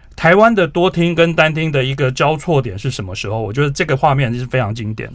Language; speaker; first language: Chinese; native; Chinese